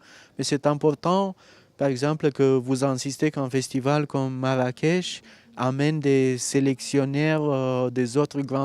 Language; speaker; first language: French; non-native, fluent; Romanian